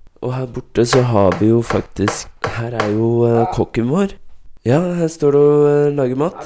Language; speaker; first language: Norwegian; native; Norwegian